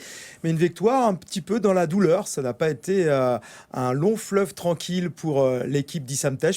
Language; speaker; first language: French; native; French